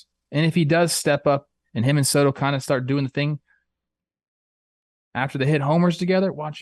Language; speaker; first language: English; native; English